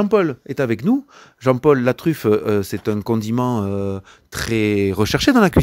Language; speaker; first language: French; native; French